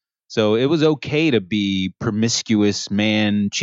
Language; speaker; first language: English; native; English